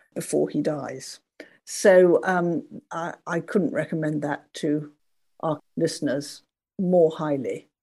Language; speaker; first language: English; native; English